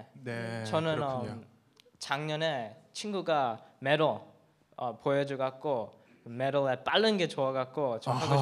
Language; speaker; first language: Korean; early bilingual, heritage; English